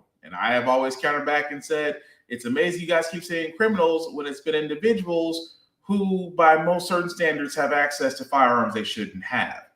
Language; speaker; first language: English; native; English